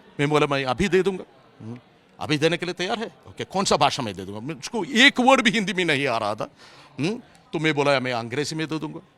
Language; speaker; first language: Hindi; non-native, local second language; Malayalam